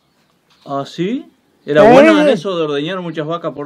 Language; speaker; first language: Spanish; native; Spanish